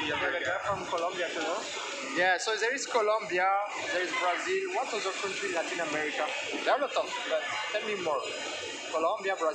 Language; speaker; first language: English; non-native, learner; French